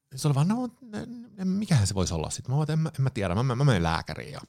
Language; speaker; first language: Finnish; early bilingual, heritage; Finnish